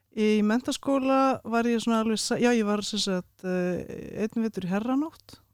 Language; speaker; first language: Icelandic; early bilingual, other home language; Russian